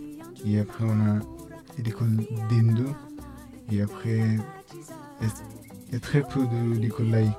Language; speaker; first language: French; non-native, learner; Bangla